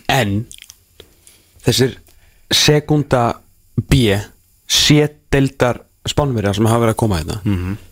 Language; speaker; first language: Icelandic; native; Icelandic